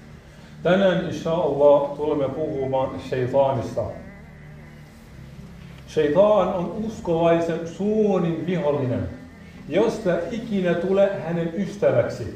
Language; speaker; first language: Finnish; non-native, fluent; Arabic